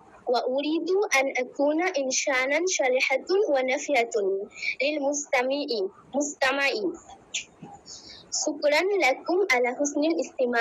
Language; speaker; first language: Arabic; non-native, learner; Bangla